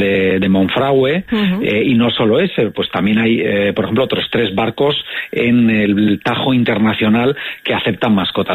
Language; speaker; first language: Spanish; native; Spanish